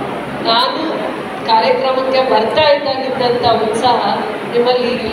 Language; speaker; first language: Kannada; native; Kannada